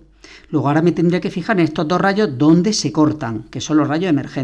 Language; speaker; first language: Spanish; native; Spanish